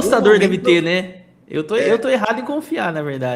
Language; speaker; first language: Portuguese; native; Portuguese